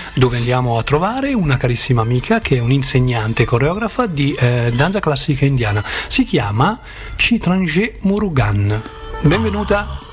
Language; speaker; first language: Italian; native; Italian